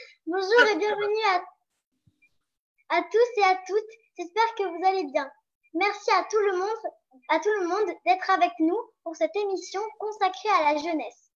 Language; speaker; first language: French; native; French